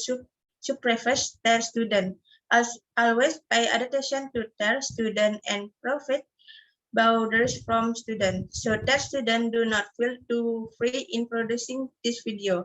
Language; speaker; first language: English; non-native, learner; Indonesian